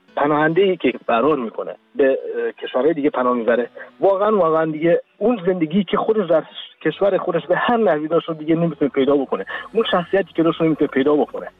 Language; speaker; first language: Persian; non-native, local second language; Central Kurdish